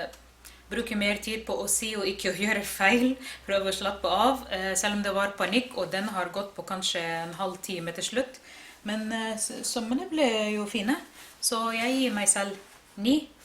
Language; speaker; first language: Norwegian; non-native, fluent; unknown